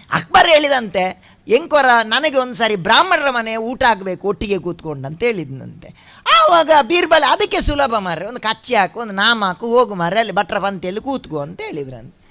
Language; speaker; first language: Kannada; non-native, local second language; Tulu